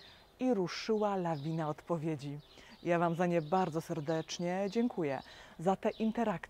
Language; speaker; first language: Polish; native; Polish